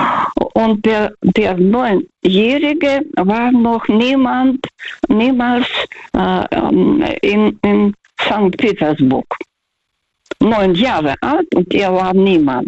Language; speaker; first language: German; non-native, learner; Russian